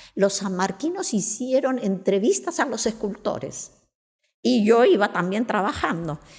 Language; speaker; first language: Spanish; native; Spanish